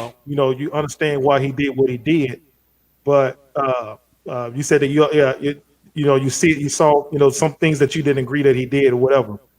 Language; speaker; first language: English; native; English